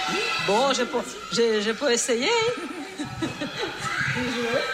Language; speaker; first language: French; non-native, learner; Portuguese